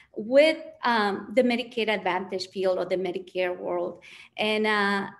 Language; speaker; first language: English; early bilingual, other home language; Spanish